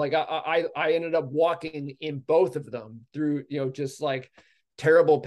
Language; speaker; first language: English; native; English